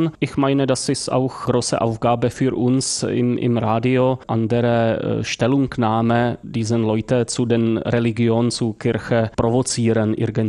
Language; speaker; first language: German; non-native, fluent; Czech